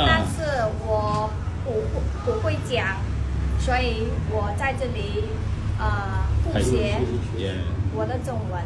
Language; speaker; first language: Chinese; non-native, learner; Khmer